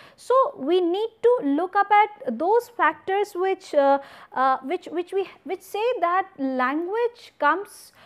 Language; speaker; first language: English; non-native, local second language; Hindi